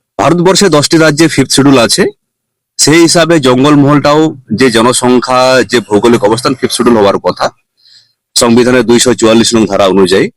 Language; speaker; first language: Bangla; non-native, local second language; Santali